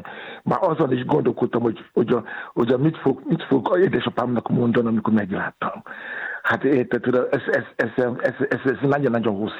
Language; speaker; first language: Hungarian; non-native, learner; Yoruba